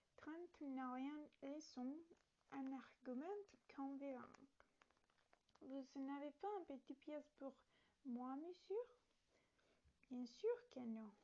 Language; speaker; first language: French; non-native, learner; Italian